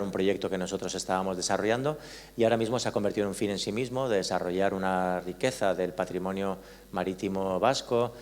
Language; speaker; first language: Spanish; native; Spanish